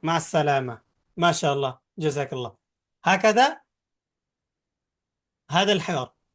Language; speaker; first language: Arabic; non-native, fluent; Bangla